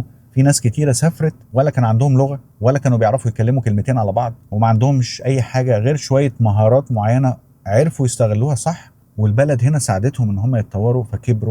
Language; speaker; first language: Arabic; native; Arabic